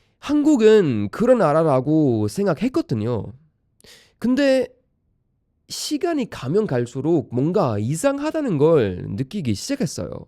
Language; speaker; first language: Korean; non-native, fluent; Swedish